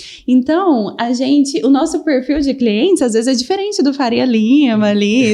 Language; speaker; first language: Portuguese; native; Portuguese